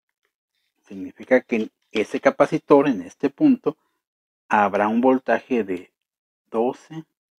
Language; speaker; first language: Spanish; native; Spanish